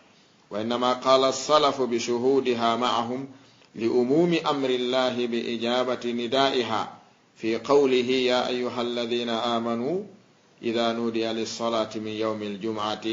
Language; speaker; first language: Arabic; non-native, fluent; Fula